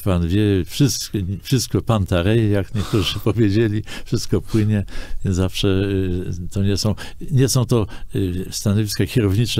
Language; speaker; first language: Polish; native; Polish